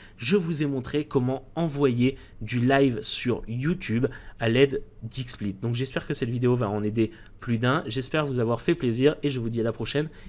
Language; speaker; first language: French; native; French